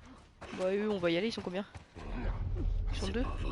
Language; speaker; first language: French; native; French